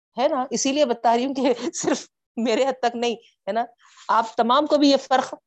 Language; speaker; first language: Urdu; native; Urdu